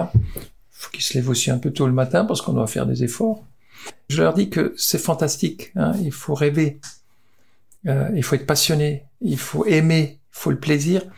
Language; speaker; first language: French; native; French